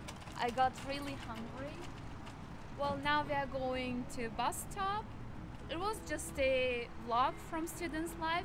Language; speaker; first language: English; non-native, learner; Uzbek